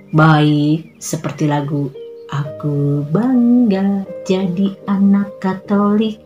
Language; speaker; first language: Indonesian; native; Indonesian